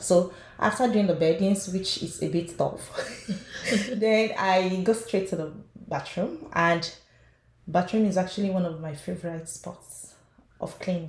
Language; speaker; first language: English; non-native, local second language; Yoruba